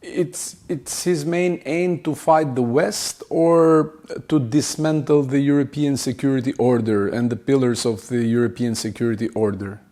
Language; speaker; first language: English; non-native, fluent; Albanian